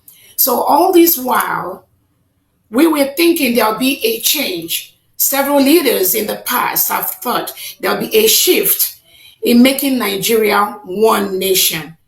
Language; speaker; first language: English; non-native, local second language; Igbo